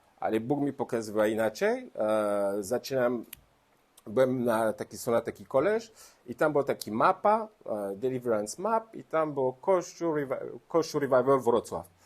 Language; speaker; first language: Polish; non-native, learner; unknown